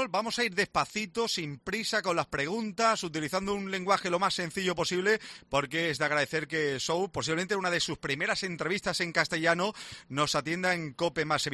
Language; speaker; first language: Spanish; native; Spanish